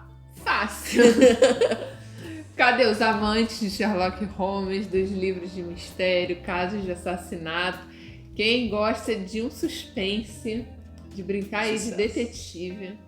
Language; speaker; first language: Portuguese; native; Portuguese